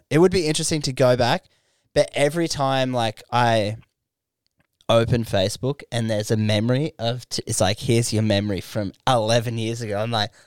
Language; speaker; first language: English; native; English